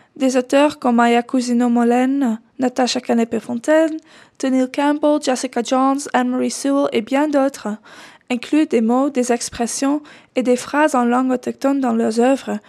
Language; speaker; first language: French; non-native, fluent; Dutch